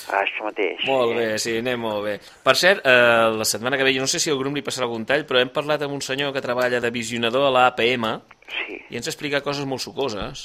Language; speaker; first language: Catalan; native; Catalan